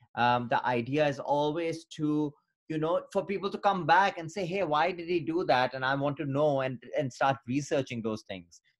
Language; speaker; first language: English; non-native, local second language; Urdu